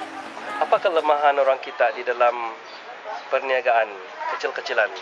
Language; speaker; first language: Indonesian; non-native, local second language; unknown